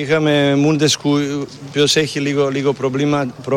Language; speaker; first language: Greek; non-native, learner; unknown